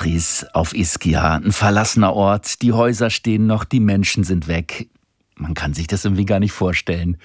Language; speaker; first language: German; native; German